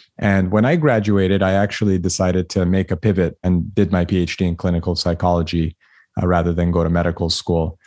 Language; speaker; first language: English; early bilingual, other home language; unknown